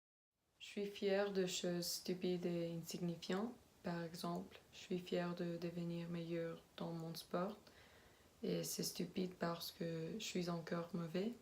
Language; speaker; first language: French; non-native, learner; Spanish